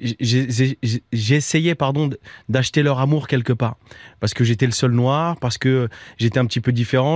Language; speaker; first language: French; native; French